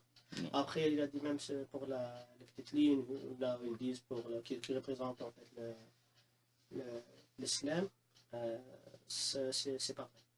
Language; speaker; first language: French; non-native, local second language; Arabic